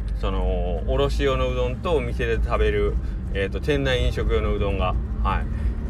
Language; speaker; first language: Japanese; native; Japanese